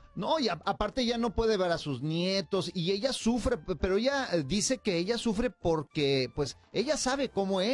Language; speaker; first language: Spanish; native; Spanish